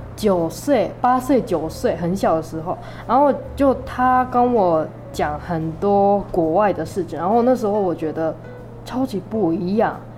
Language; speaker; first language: Chinese; non-native, fluent; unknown